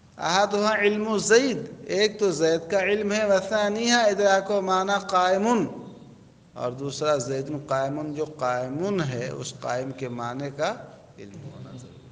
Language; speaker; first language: Urdu; native; Urdu